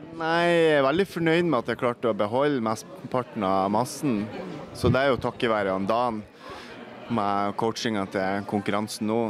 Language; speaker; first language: Norwegian; native; Norwegian